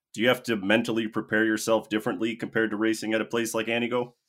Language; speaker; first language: English; native; English